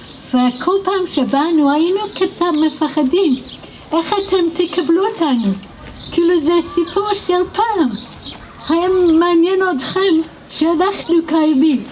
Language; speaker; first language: Hebrew; non-native, fluent; English